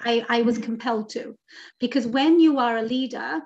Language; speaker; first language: English; native; English